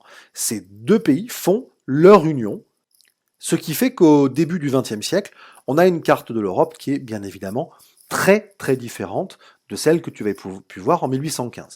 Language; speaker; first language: French; native; French